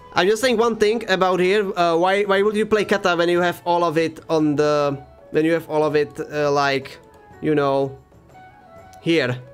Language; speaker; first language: English; non-native, fluent; Czech